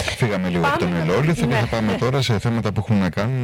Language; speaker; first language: Greek; native; Greek